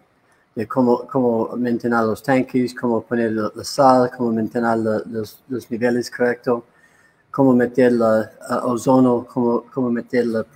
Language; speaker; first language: Spanish; non-native, learner; English